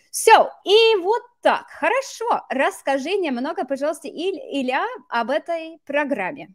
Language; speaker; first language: Russian; non-native, fluent; English